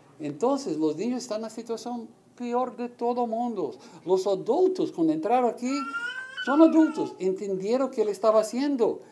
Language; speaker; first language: Spanish; early bilingual, heritage; Portuguese